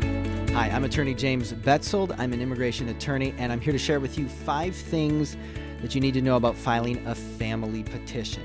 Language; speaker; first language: English; native; English